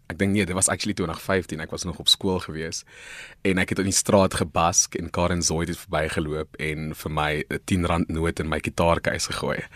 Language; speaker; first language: Afrikaans; non-native, local second language; Northern Sotho